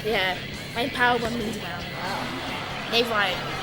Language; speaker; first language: Welsh; non-native, local second language; English